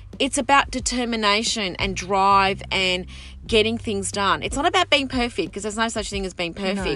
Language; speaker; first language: English; early bilingual, other home language; Sicilian